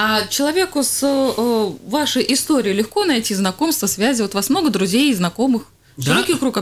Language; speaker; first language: Russian; native; Russian